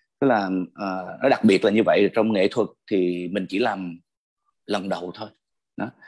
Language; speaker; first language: Vietnamese; early bilingual, heritage; Vietnamese